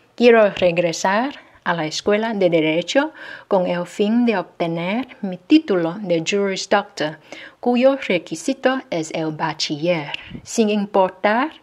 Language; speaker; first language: Spanish; non-native, fluent; Chinese